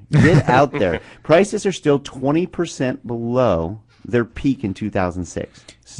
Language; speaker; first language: English; native; English